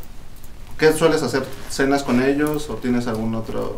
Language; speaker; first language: Spanish; native; Spanish